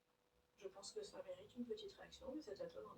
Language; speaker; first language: French; native; French